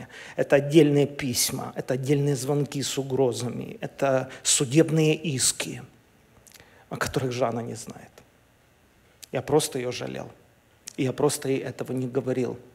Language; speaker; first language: Russian; native; Russian